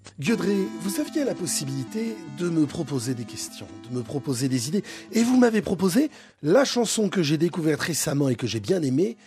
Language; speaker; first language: French; native; French